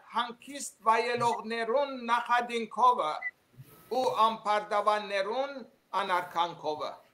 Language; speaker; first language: Armenian; early bilingual, heritage; Armenian